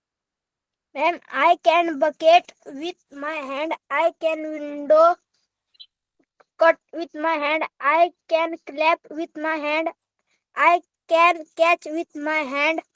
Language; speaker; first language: English; non-native, learner; Marathi